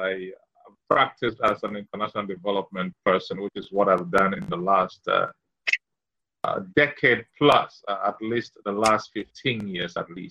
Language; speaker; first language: English; non-native, local second language; Ewe